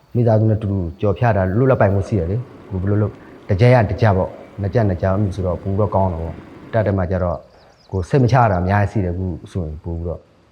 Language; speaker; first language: Burmese; native; Burmese